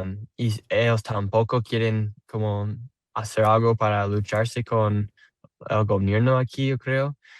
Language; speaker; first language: Spanish; non-native, learner; English